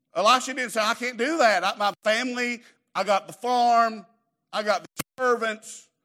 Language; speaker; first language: English; native; English